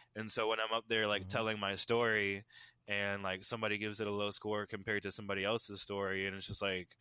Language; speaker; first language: English; native; English